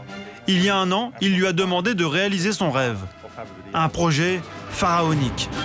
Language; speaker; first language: French; native; French